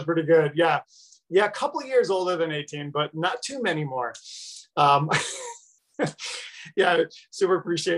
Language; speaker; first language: English; native; English